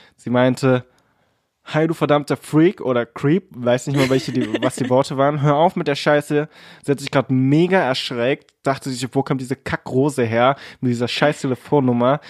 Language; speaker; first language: German; early bilingual, other home language; Vietnamese